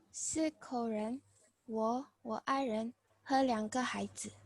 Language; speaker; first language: Chinese; non-native, learner; Indonesian